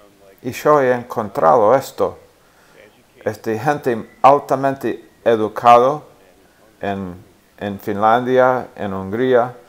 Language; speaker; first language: Spanish; non-native, fluent; English